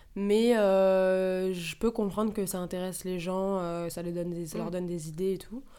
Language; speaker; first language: French; native; French